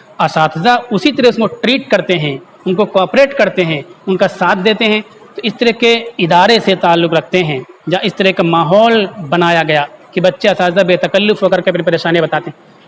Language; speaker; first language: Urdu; native; Urdu